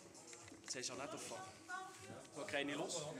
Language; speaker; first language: Dutch; native; Dutch